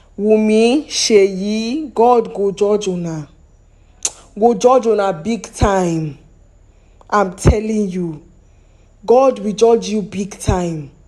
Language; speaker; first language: Nigerian Pidgin; non-native, local second language; Yoruba